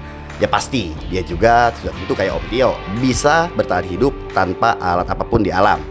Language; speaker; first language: Indonesian; native; Indonesian